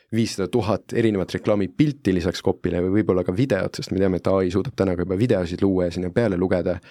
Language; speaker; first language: Estonian; non-native, fluent; Italian